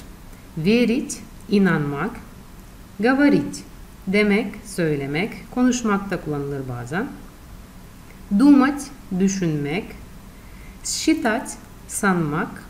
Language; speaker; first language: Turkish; non-native, fluent; Russian